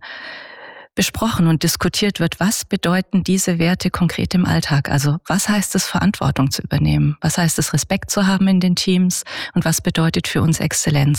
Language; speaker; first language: German; native; German